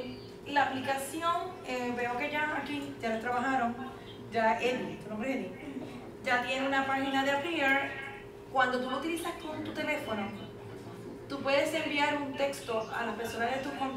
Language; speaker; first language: Spanish; native; Spanish